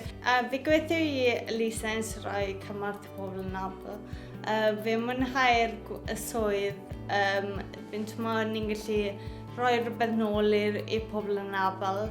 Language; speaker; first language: Welsh; native; Welsh